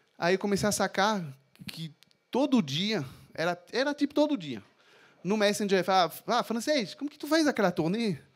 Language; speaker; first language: Portuguese; non-native, fluent; French